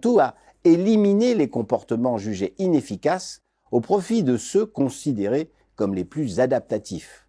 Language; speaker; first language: French; native; French